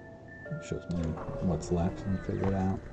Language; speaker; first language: English; native; English